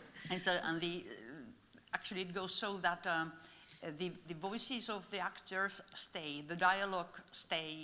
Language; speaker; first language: English; non-native, fluent; Finnish